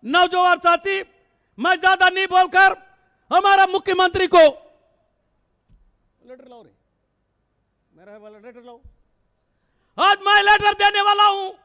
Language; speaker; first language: Hindi; native; Hindi